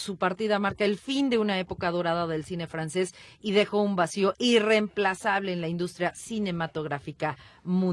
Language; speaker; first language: Spanish; native; Spanish